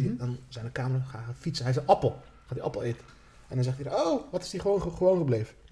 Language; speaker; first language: Dutch; early bilingual, other home language; Turkish